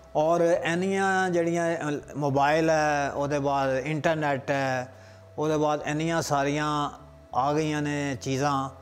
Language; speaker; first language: Punjabi; native; Punjabi